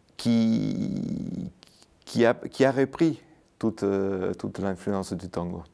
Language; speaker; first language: French; non-native, fluent; Spanish